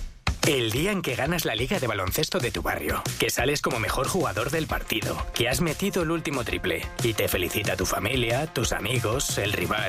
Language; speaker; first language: Spanish; native; Spanish